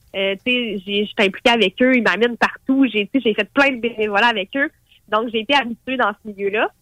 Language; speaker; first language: French; native; French